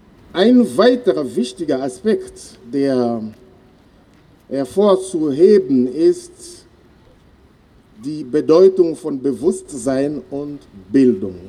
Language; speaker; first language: German; non-native, fluent; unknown